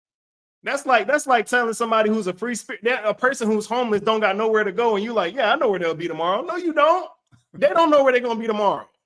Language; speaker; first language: English; native; English